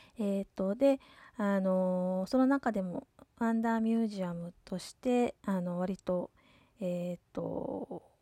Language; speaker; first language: Japanese; native; Japanese